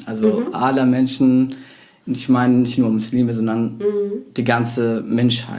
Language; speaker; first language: German; non-native, fluent; Arabic